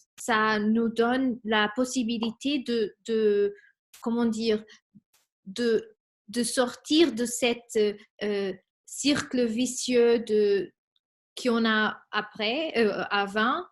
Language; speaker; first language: French; non-native, fluent; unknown